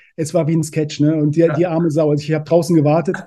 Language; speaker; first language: German; native; German